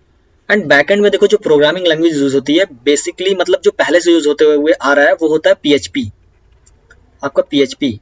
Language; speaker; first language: Hindi; native; Hindi